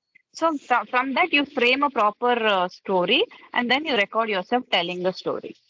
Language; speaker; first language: English; non-native, fluent; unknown